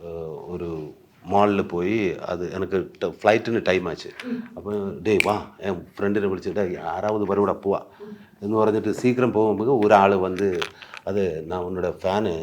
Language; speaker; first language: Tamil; non-native, learner; Malayalam